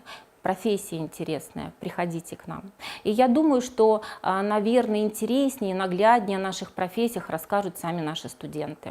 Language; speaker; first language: Russian; native; Russian